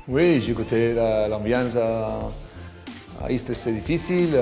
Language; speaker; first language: French; non-native, learner; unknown